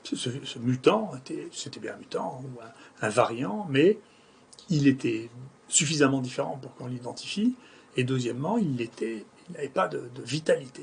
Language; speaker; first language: French; native; French